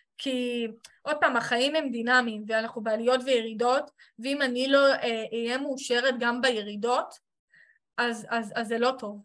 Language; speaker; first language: Hebrew; native; Hebrew